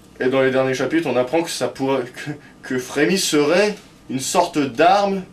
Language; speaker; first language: French; native; French